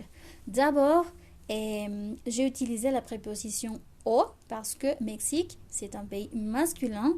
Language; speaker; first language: French; non-native, fluent; Spanish